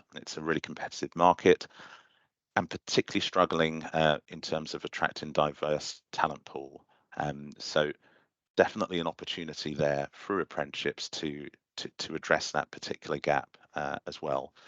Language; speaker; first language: English; native; English